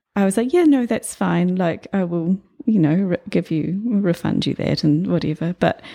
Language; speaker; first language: English; native; English